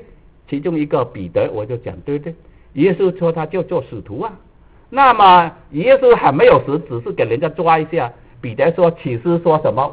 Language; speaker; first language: Chinese; native; Chinese